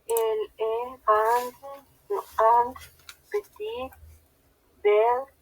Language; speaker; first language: French; non-native, learner; Spanish